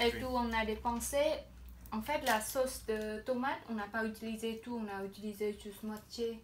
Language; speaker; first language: French; non-native, fluent; Khmer